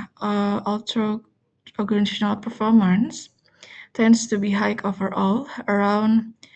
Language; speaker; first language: English; non-native, learner; Indonesian